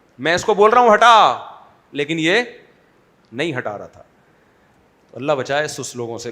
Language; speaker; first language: Urdu; native; Urdu